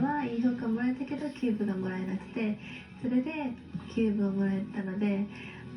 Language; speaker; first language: Japanese; native; Japanese